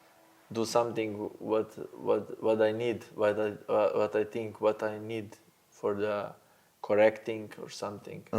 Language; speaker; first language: English; non-native, learner; Slovenian